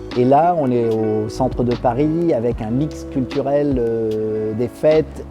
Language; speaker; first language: French; native; French